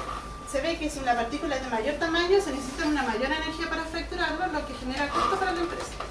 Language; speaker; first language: Spanish; native; Spanish